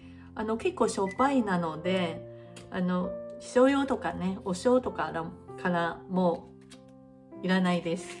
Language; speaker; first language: Japanese; non-native, fluent; Chinese